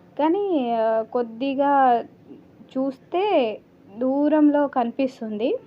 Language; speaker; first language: Telugu; non-native, learner; Marathi